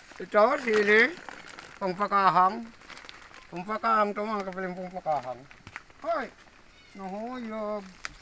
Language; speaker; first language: Filipino; native; Filipino